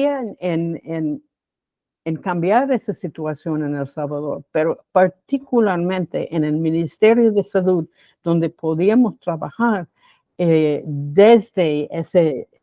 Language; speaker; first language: Spanish; non-native, fluent; English